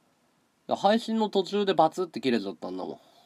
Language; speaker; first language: Japanese; native; Japanese